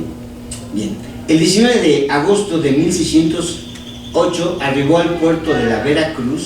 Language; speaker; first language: Spanish; native; Spanish